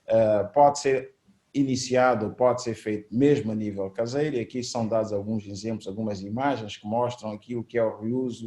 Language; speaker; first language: Portuguese; native; Portuguese